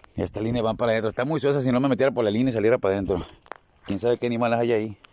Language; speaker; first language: Spanish; native; Spanish